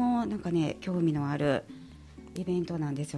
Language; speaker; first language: Japanese; native; Japanese